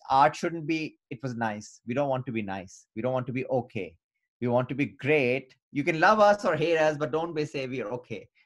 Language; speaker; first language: English; non-native, local second language; Urdu